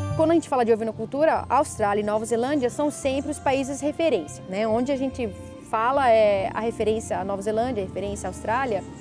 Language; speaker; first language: Portuguese; native; Portuguese